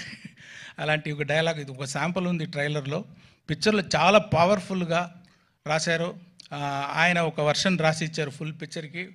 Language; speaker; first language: Telugu; non-native, fluent; Tamil